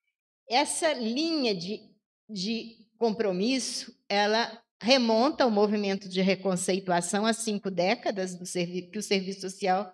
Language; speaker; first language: Portuguese; native; Portuguese